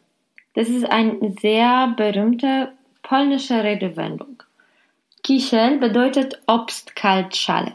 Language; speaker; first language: German; non-native, fluent; Polish